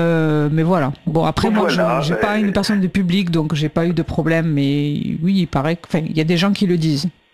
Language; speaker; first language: French; native; French